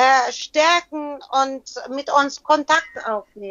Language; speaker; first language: German; non-native, learner; Persian